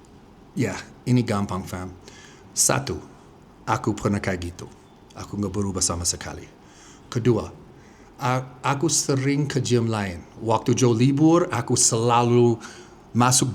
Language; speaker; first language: Indonesian; non-native, fluent; English